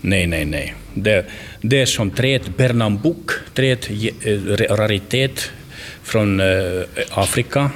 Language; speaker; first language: Swedish; non-native, learner; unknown